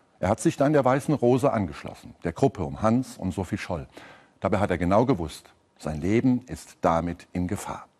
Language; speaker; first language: German; native; German